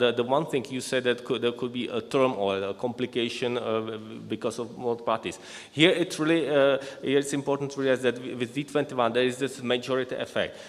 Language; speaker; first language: English; non-native, fluent; Czech